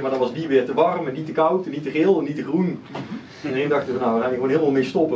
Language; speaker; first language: Dutch; native; Dutch